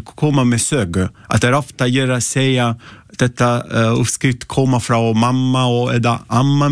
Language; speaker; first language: Icelandic; non-native, learner; Italian